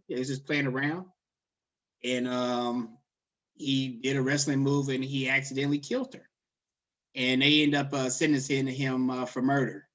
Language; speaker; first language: English; native; English